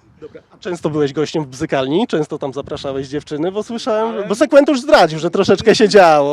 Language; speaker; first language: Polish; native; Polish